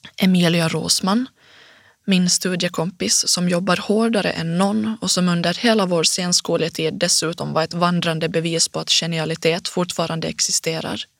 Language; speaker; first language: Swedish; native; Swedish